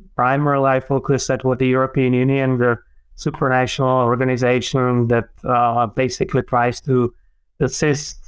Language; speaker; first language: English; non-native, fluent; Czech